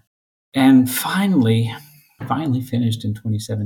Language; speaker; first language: English; native; English